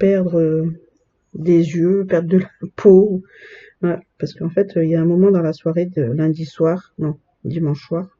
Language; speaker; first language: French; native; French